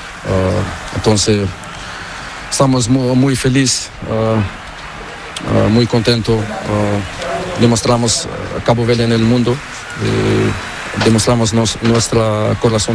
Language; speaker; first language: Spanish; non-native, learner; Portuguese